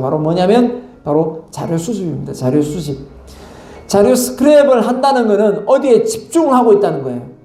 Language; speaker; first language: Korean; native; Korean